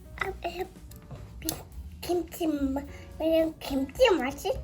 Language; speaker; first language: Korean; early bilingual, heritage; Korean